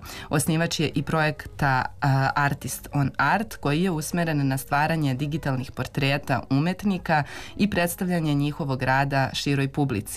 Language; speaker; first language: Serbian; native; Serbian